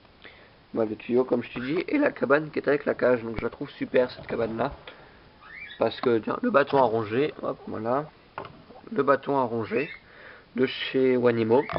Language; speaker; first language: French; native; French